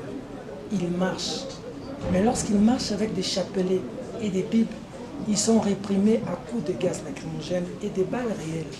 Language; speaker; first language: French; non-native, local second language; Lingala